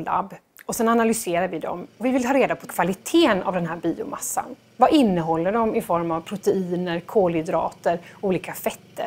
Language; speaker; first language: Swedish; native; Swedish